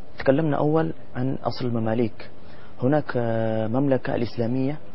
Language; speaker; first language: Arabic; non-native, fluent; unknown